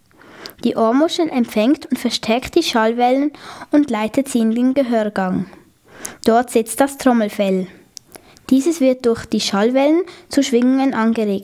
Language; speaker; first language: German; native; German